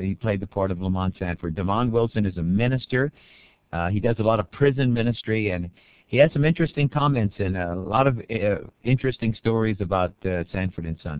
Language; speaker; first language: English; native; English